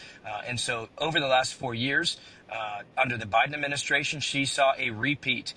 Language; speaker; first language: English; native; English